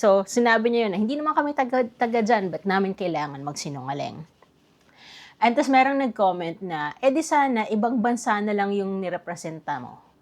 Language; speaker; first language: Filipino; native; Filipino